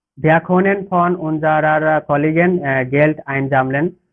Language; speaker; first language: German; non-native, learner; Bangla